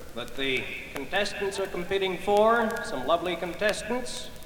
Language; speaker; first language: English; early bilingual, other home language; Ukrainian